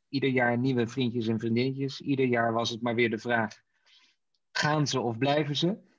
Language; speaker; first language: Dutch; native; Dutch